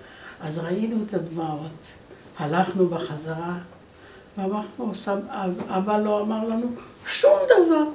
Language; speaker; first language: Hebrew; non-native, fluent; Polish